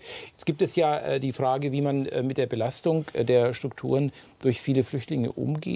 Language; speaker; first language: German; native; German